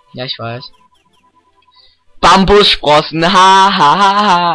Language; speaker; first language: German; native; German